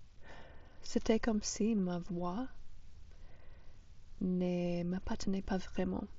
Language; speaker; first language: French; non-native, fluent; English